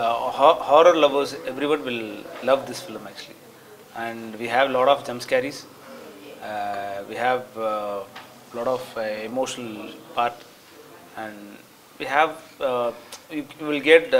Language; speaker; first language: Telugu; non-native, learner; Tamil